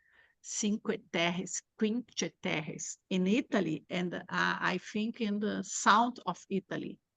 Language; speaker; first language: English; non-native, learner; Portuguese